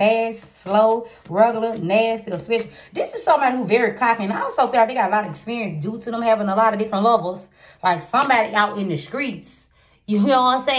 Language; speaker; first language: English; native; English